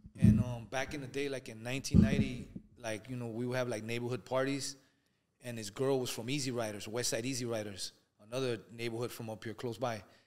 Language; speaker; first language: English; early bilingual, other home language; Spanish